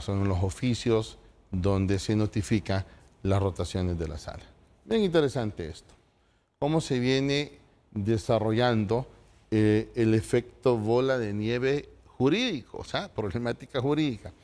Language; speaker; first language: Spanish; native; Spanish